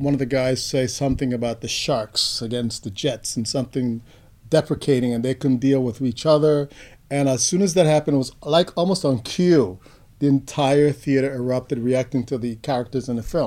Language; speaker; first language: English; non-native, fluent; Spanish